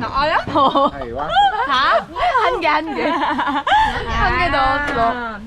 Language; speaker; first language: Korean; non-native, learner; Vietnamese